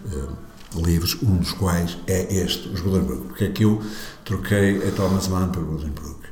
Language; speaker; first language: Portuguese; native; Portuguese